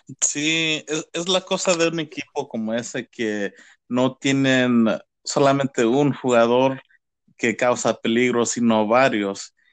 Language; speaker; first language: Spanish; early bilingual, heritage; Spanish